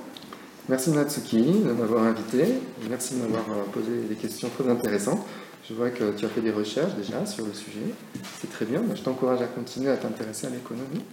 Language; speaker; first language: French; native; French